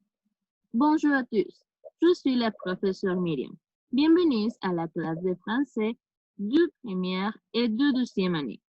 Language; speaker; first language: French; non-native, fluent; Spanish